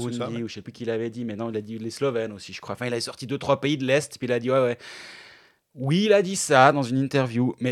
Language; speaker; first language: French; native; French